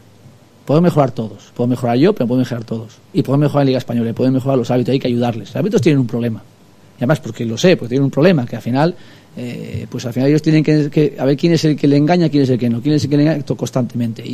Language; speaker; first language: Spanish; native; Spanish